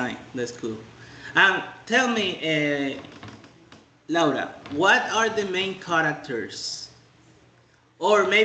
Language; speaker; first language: English; non-native, fluent; Spanish